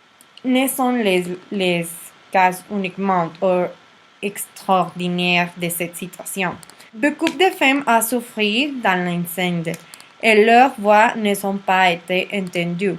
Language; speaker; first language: French; non-native, learner; Spanish